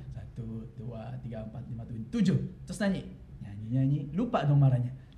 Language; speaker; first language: Indonesian; non-native, fluent; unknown